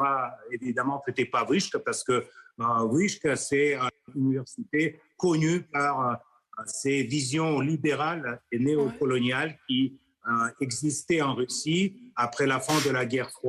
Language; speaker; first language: French; non-native, fluent; Russian